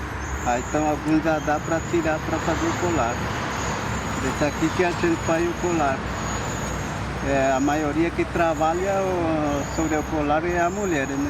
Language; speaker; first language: Portuguese; non-native, local second language; Guarani